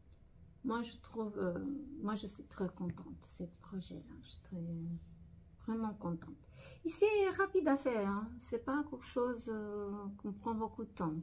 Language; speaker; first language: French; non-native, fluent; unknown